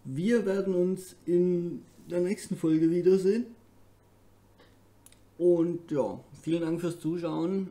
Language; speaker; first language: German; native; German